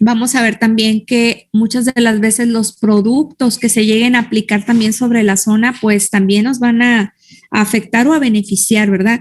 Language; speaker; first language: Spanish; native; Spanish